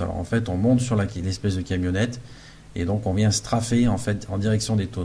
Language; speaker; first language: French; native; French